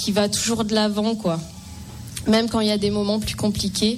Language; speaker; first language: French; native; French